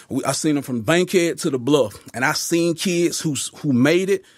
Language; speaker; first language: English; native; English